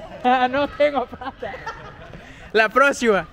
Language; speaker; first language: Spanish; non-native, learner; Portuguese